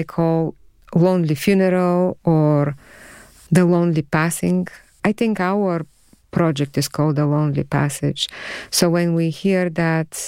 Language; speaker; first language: English; non-native, fluent; Bulgarian